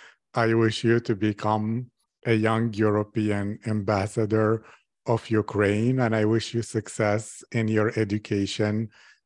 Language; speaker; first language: English; non-native, fluent; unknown